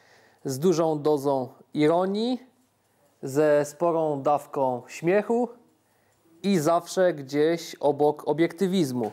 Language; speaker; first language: Polish; native; Polish